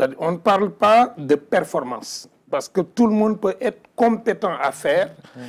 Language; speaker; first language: French; non-native, local second language; Wolof